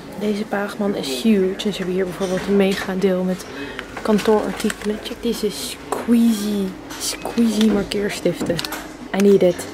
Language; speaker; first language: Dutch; early bilingual, other home language; Russian